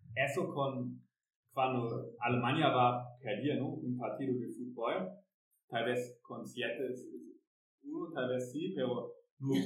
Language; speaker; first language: Spanish; non-native, learner; German